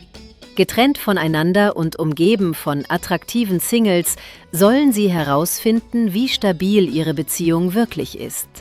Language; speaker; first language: German; native; German